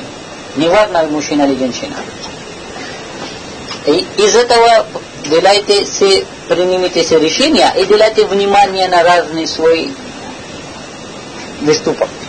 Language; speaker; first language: Russian; non-native, learner; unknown